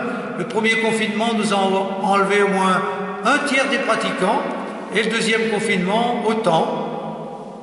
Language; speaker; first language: French; native; French